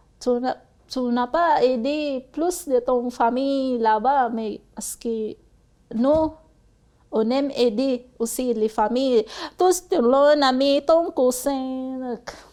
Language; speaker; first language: French; non-native, learner; Cebuano